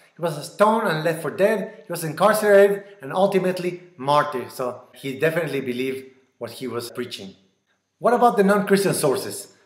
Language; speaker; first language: English; non-native, fluent; Spanish